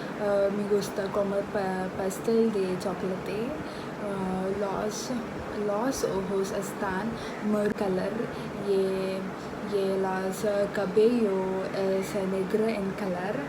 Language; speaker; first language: Spanish; non-native, learner; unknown